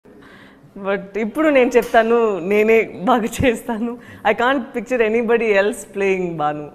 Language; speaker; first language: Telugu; non-native, fluent; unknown